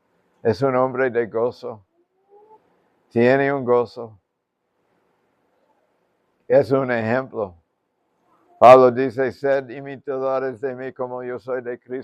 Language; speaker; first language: Spanish; non-native, fluent; English